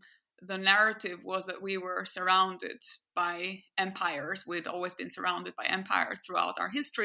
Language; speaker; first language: English; non-native, fluent; French